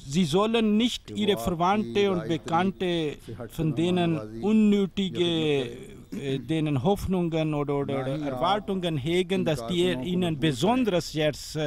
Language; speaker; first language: German; non-native, fluent; Urdu